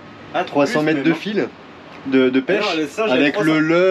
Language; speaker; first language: French; native; French